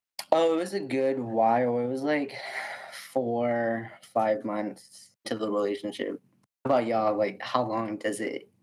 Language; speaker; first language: English; early bilingual, other home language; Spanish